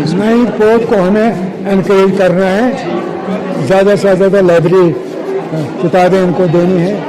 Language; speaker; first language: Urdu; non-native, local second language; Kashmiri